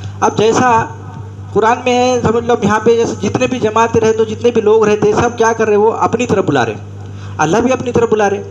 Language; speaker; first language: Urdu; native; Urdu